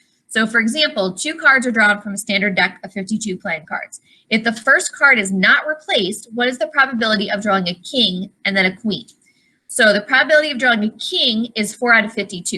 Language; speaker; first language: English; native; English